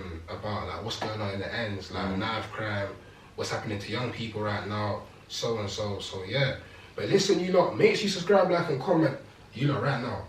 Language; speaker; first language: English; native; English